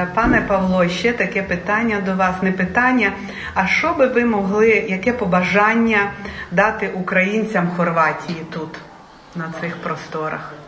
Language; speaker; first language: Ukrainian; early bilingual, heritage; Ukrainian